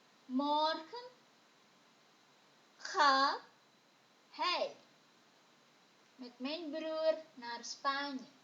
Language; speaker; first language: Dutch; non-native, fluent; Indonesian